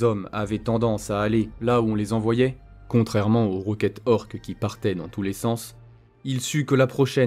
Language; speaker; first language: French; native; French